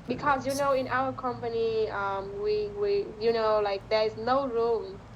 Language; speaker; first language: English; non-native, learner; Vietnamese